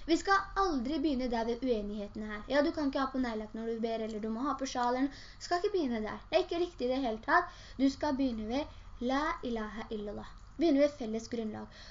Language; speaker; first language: Norwegian; early bilingual, other home language; Urdu